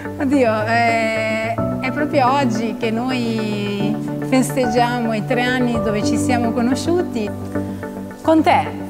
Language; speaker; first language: Italian; non-native, fluent; Albanian